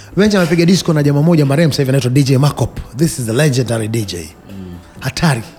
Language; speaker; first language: Swahili; native; Swahili